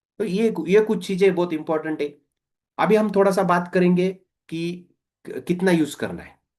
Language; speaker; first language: Hindi; non-native, local second language; Marathi